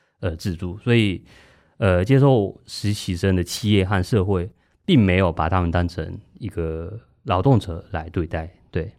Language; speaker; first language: Chinese; non-native, fluent; Japanese